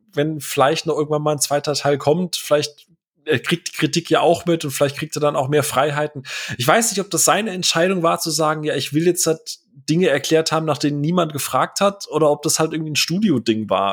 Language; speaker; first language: German; native; German